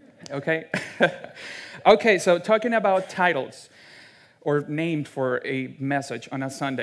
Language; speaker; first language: English; non-native, fluent; Spanish